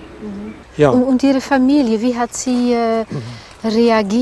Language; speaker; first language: German; non-native, fluent; Dutch